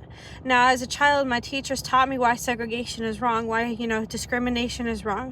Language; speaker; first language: English; early bilingual, other home language; Arabic